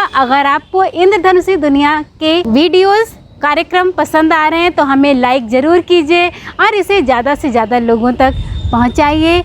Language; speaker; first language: Hindi; native; Hindi